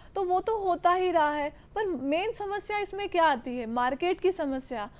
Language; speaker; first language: Hindi; native; Hindi